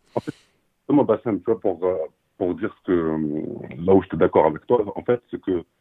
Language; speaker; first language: French; non-native, local second language; Arabic